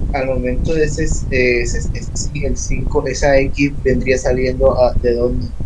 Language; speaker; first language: Spanish; native; Spanish